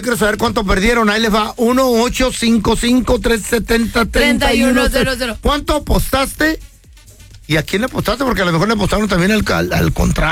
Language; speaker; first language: Spanish; native; Spanish